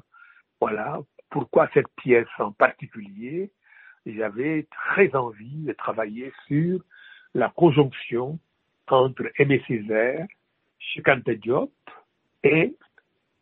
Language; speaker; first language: French; non-native, local second language; Wolof